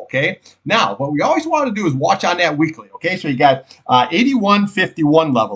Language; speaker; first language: English; native; English